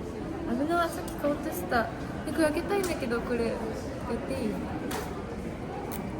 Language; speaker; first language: Japanese; native; Japanese